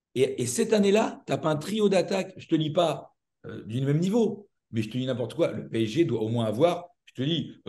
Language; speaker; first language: French; native; French